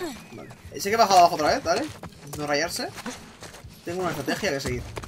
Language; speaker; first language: Spanish; native; Spanish